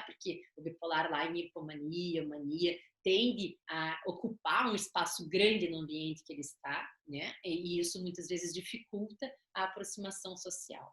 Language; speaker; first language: Portuguese; native; Portuguese